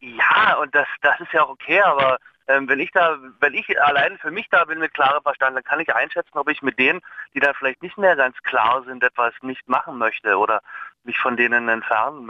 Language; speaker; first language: German; native; German